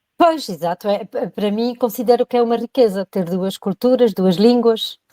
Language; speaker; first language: Portuguese; early bilingual, heritage; Portuguese